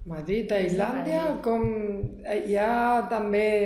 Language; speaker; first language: Catalan; non-native, local second language; Spanish